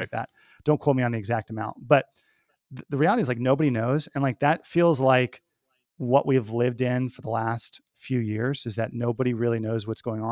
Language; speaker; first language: English; native; English